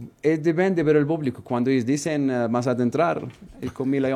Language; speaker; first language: Spanish; non-native, learner; Arabic